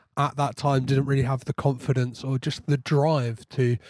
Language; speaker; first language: English; native; English